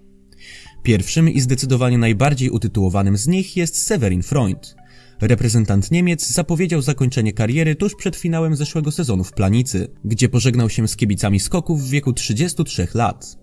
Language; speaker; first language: Polish; native; Polish